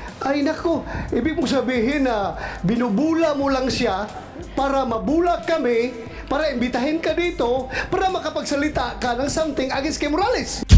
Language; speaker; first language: Filipino; non-native, local second language; Cebuano